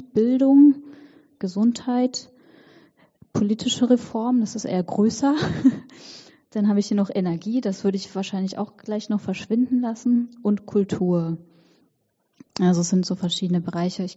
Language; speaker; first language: German; native; German